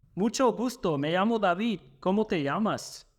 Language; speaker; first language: Spanish; non-native, fluent; English